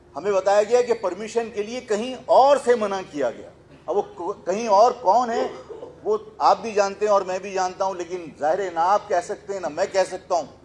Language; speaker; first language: Urdu; native; Urdu